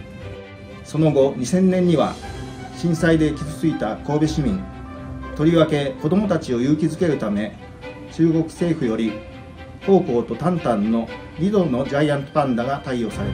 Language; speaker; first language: Japanese; native; Japanese